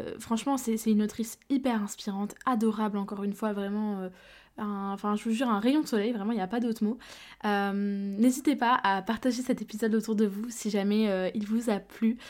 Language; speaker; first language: French; native; French